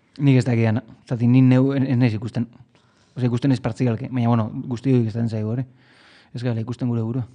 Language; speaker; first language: Basque; native; Basque